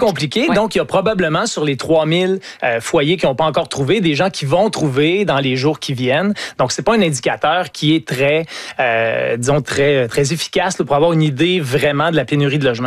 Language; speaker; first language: French; native; French